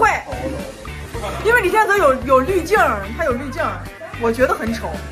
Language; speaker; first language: Chinese; native; Chinese